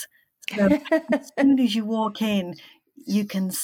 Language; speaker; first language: English; native; English